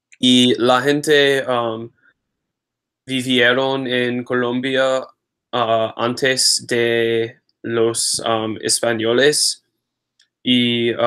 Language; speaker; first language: Spanish; non-native, learner; English